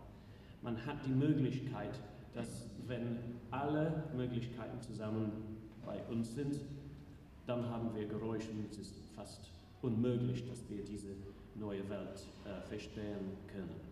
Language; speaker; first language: German; non-native, learner; English